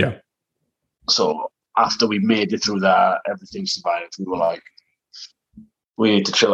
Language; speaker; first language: English; native; English